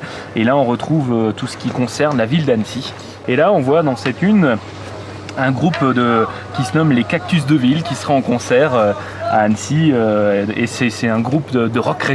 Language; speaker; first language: French; native; French